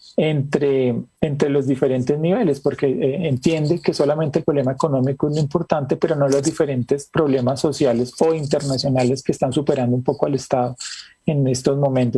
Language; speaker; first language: Spanish; native; Spanish